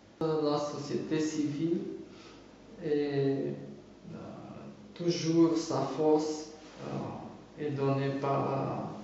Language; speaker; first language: French; non-native, fluent; Romanian